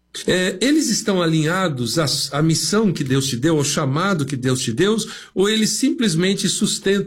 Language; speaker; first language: Portuguese; native; Portuguese